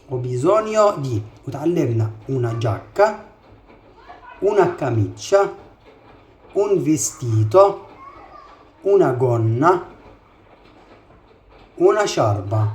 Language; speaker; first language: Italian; non-native, fluent; Arabic